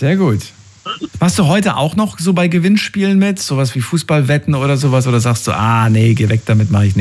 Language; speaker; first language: German; native; German